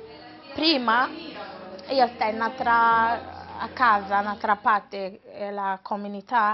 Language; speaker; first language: Italian; non-native, learner; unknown